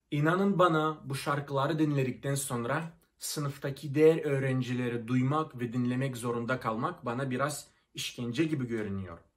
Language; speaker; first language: Turkish; non-native, fluent; Russian